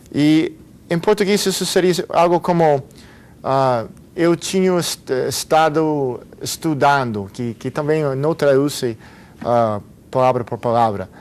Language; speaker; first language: Portuguese; non-native, fluent; Spanish